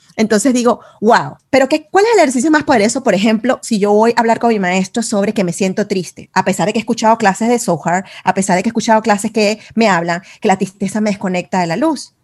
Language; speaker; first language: Spanish; native; Spanish